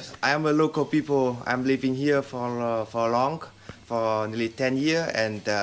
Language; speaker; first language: English; non-native, fluent; Vietnamese